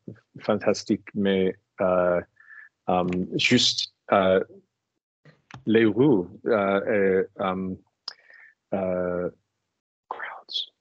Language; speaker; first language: French; non-native, learner; English